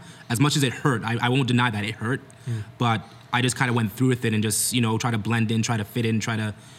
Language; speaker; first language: English; native; English